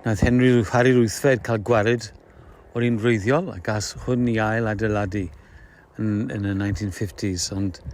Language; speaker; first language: Welsh; native; Welsh